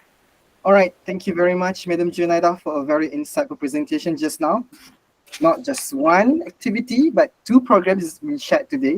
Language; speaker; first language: English; non-native, local second language; Malay